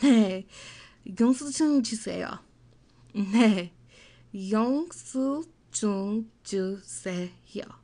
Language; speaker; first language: Korean; non-native, learner; English